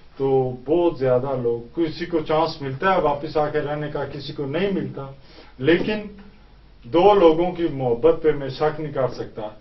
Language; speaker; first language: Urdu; early bilingual, heritage; Urdu